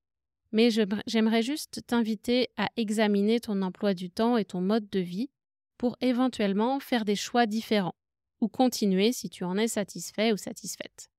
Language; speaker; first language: French; native; French